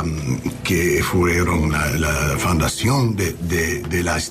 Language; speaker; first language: Spanish; non-native, learner; English